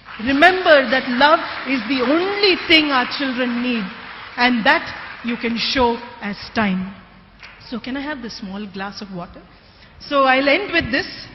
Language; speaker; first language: English; non-native, local second language; Tamil